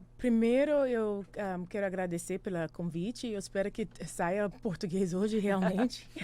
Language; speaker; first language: Portuguese; non-native, fluent; English